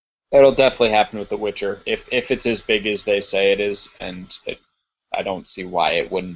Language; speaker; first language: English; native; English